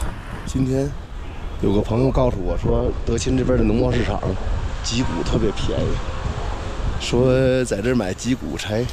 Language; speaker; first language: Chinese; native; Chinese